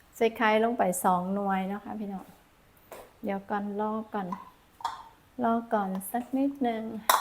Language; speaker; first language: Thai; non-native, local second language; Northeastern Thai